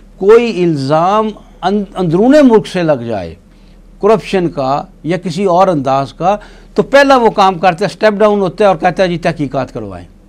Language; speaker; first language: Hindi; native; Hindi